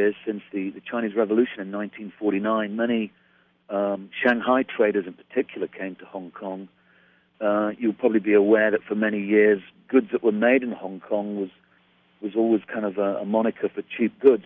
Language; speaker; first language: English; native; English